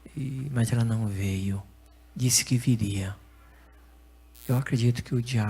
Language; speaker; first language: Portuguese; native; Portuguese